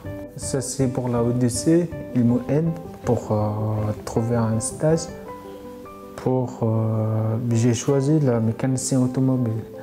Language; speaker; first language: French; non-native, learner; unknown